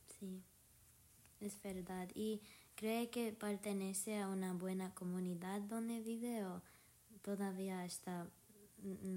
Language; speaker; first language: Spanish; non-native, learner; English